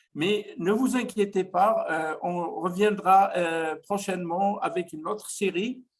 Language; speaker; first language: French; non-native, local second language; Arabic